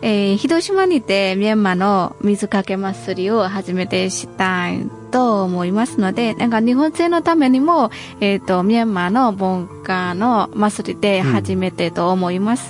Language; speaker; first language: Japanese; non-native, learner; Burmese